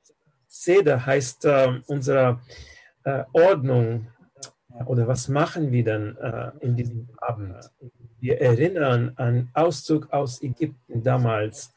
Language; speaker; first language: German; non-native, fluent; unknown